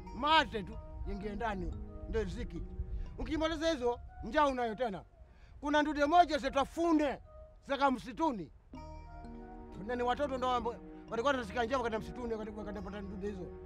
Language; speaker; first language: Swahili; non-native, local second language; Giryama